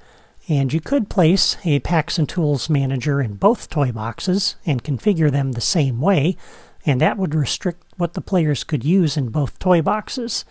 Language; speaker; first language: English; native; English